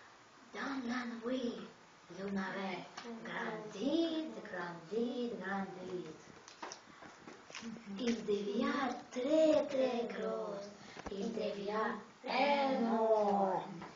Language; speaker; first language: French; non-native, learner; Russian